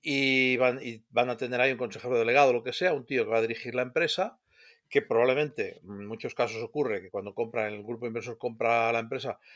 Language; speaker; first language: Spanish; native; Spanish